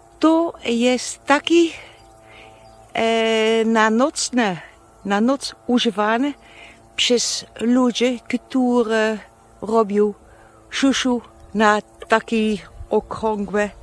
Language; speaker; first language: Polish; non-native, learner; Dutch